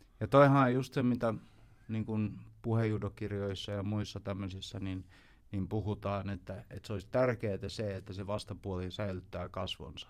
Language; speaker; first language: Finnish; native; Finnish